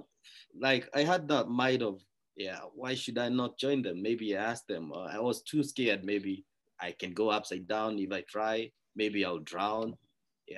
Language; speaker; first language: English; non-native, local second language; Kikuyu